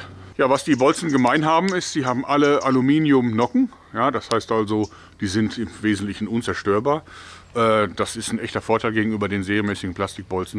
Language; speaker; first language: German; native; German